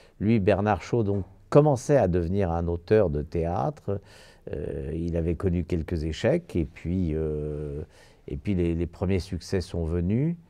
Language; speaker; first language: French; native; French